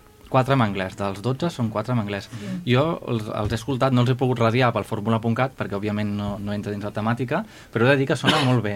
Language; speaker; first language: Catalan; native; Catalan